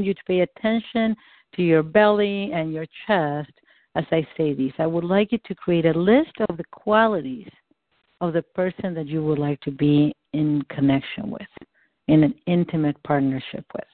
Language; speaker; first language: English; non-native, fluent; Spanish